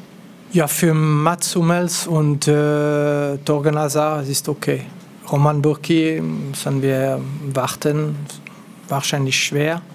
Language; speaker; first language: German; non-native, local second language; French